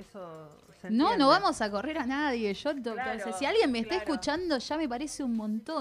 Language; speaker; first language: Spanish; native; Spanish